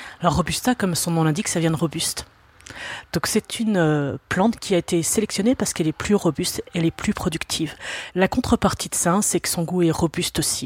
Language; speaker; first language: French; native; French